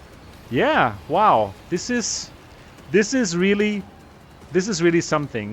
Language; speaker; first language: English; non-native, fluent; German